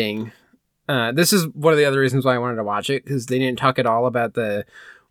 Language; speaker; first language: English; native; English